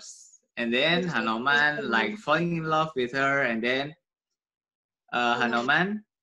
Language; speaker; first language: English; non-native, learner; Indonesian